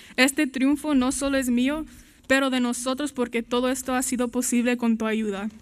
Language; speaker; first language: Spanish; early bilingual, heritage; Spanish